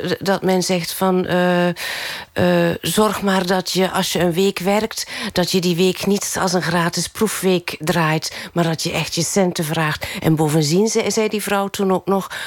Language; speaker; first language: Dutch; native; Dutch